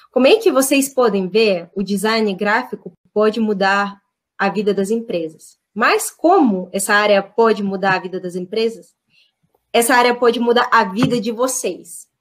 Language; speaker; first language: Portuguese; non-native, fluent; Russian